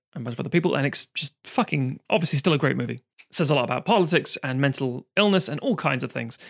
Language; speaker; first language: English; native; English